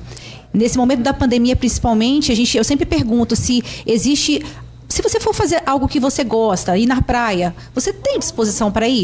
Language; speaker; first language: Portuguese; native; Portuguese